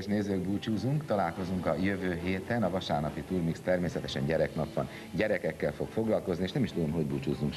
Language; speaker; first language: Hungarian; native; Hungarian